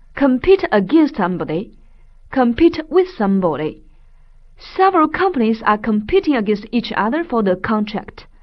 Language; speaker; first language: English; non-native, fluent; Chinese